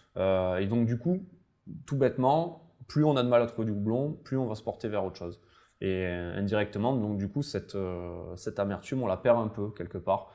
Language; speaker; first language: French; native; French